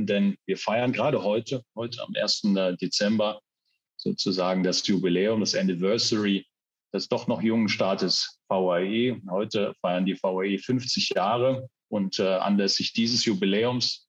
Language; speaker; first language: German; native; German